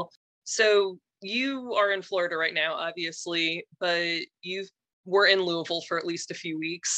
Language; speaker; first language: English; native; English